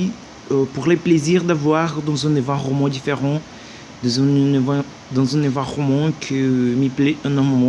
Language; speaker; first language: French; non-native, learner; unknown